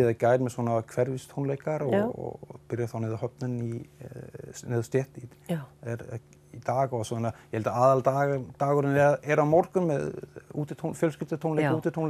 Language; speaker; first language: Icelandic; non-native, fluent; Danish